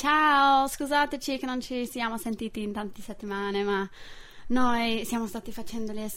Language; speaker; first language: Italian; non-native, fluent; English